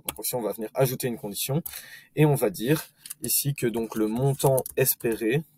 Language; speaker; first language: French; native; French